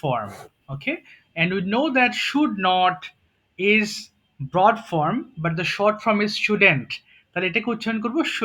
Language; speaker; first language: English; non-native, fluent; Bangla